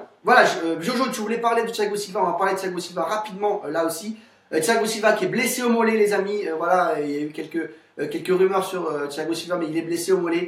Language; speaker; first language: French; native; French